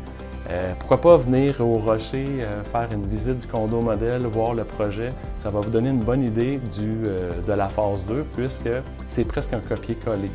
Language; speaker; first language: French; native; French